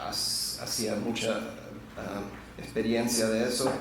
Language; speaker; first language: Spanish; non-native, fluent; English